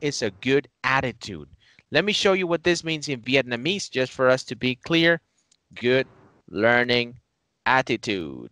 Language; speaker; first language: English; non-native, fluent; Spanish